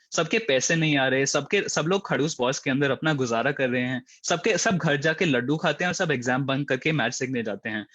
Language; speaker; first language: Hindi; native; Hindi